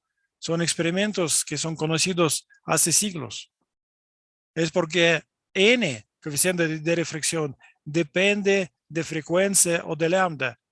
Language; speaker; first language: Spanish; non-native, fluent; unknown